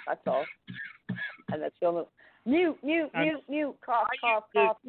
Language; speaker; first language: English; native; English